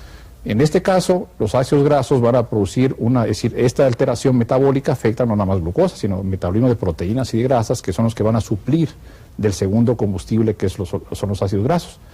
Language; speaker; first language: Spanish; native; Spanish